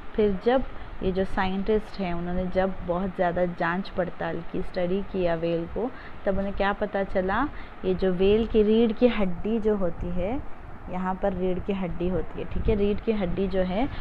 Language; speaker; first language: Hindi; non-native, local second language; Kannada